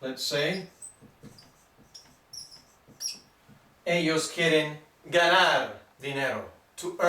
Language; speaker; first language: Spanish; non-native, fluent; English